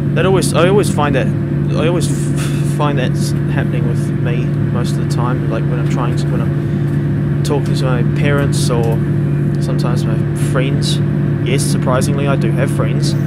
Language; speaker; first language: English; native; English